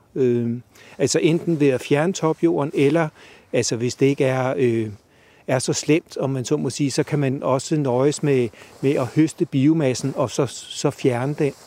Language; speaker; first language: Danish; native; Danish